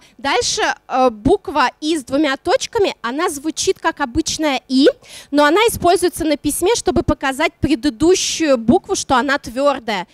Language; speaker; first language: Russian; non-native, local second language; Udmurt